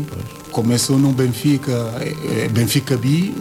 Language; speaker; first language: Portuguese; non-native, learner; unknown